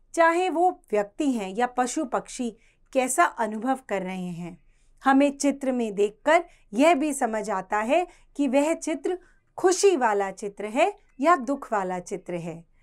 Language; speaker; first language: Hindi; native; Hindi